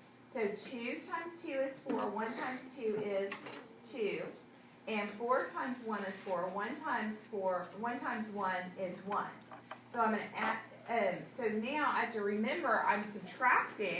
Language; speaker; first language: English; native; English